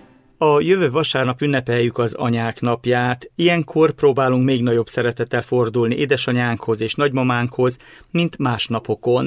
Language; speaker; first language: Hungarian; native; Hungarian